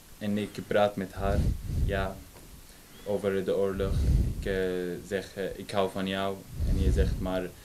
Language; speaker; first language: Dutch; non-native, learner; Arabic